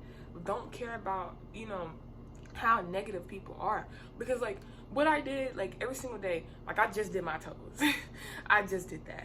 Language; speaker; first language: English; native; English